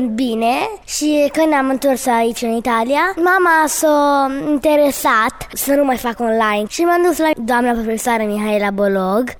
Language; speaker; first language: Romanian; early bilingual, heritage; Romanian